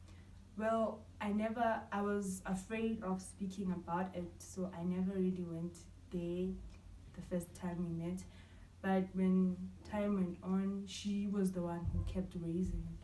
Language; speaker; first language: English; non-native, local second language; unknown